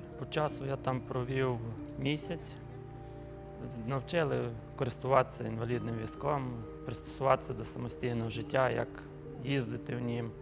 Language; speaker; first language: Ukrainian; native; Ukrainian